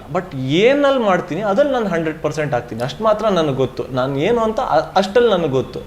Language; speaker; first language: Kannada; native; Kannada